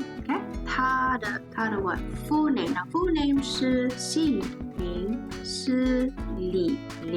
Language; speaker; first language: Chinese; non-native, learner; English